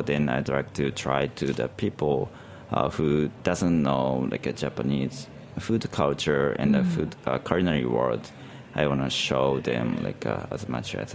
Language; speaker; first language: English; non-native, learner; Japanese